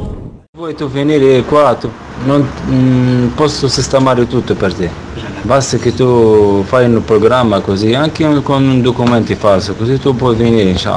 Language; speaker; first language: Italian; non-native, learner; Arabic